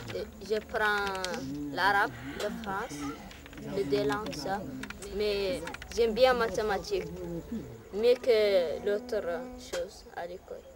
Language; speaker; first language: French; non-native, learner; Arabic